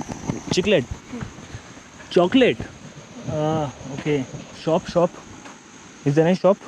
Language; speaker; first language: English; non-native, local second language; Hindi